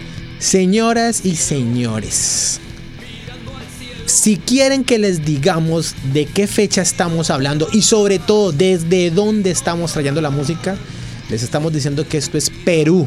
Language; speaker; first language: Spanish; native; Spanish